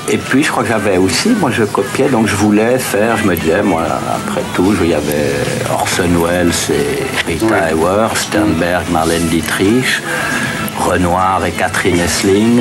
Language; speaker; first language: French; native; French